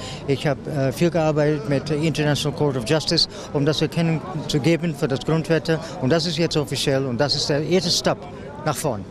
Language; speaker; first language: German; non-native, learner; Dutch